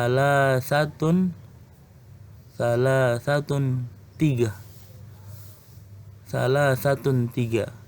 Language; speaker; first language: Arabic; non-native, fluent; Indonesian